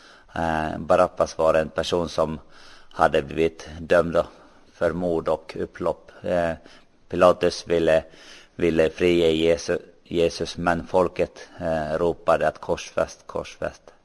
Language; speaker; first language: Swedish; non-native, local second language; Finnish